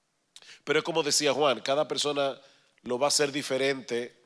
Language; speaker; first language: Spanish; native; Spanish